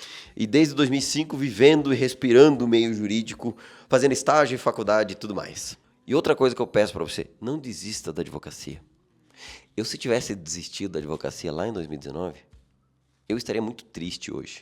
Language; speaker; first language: Portuguese; native; Portuguese